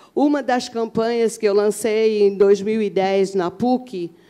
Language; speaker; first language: Portuguese; early bilingual, other home language; Arabic